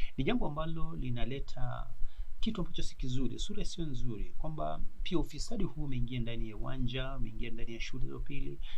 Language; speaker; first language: Swahili; non-native, local second language; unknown